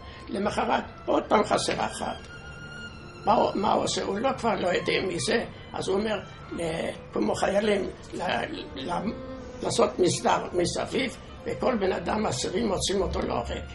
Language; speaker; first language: Hebrew; non-native, fluent; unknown